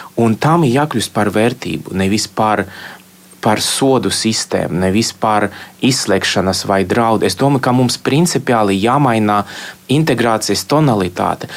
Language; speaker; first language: Latvian; non-native, local second language; Russian